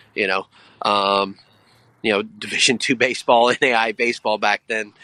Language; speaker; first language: English; native; English